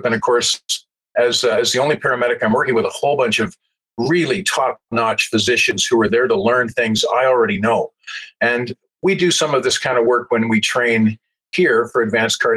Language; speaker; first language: English; native; English